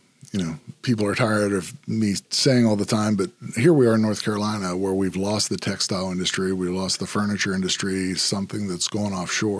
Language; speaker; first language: English; native; English